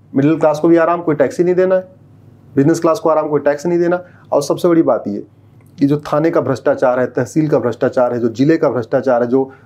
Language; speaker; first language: Hindi; native; Hindi